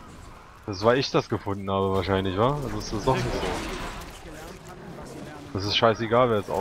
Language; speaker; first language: German; native; German